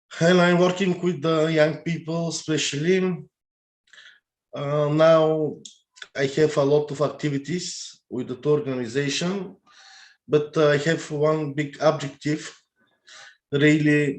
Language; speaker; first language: English; non-native, learner; Bulgarian